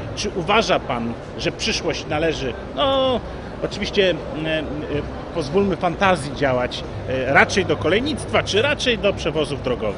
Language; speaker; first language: Polish; native; Polish